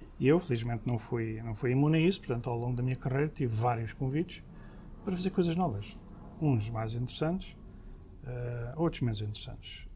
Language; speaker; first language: Portuguese; early bilingual, heritage; Portuguese